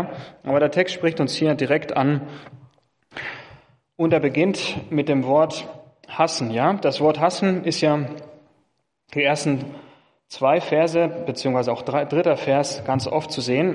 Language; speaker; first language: German; non-native, fluent; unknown